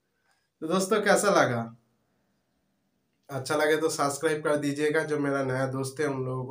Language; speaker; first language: Hindi; non-native, local second language; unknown